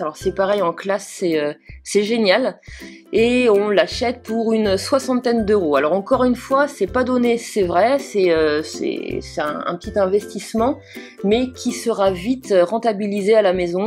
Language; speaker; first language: French; native; French